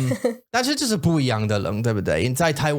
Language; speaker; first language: Chinese; non-native, learner; English